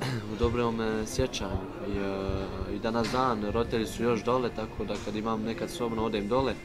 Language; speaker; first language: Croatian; early bilingual, heritage; Bosnian